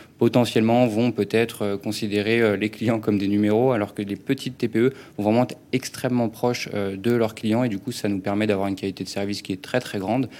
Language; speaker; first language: French; native; French